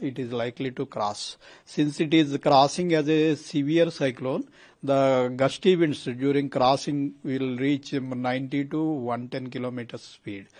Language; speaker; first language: English; non-native, local second language; Telugu